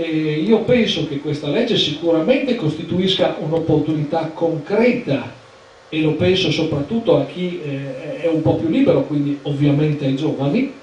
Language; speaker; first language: Italian; native; Italian